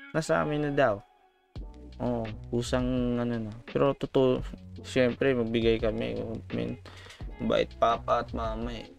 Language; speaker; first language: Filipino; non-native, local second language; Cebuano